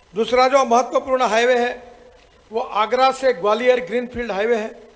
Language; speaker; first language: Hindi; non-native, local second language; Marathi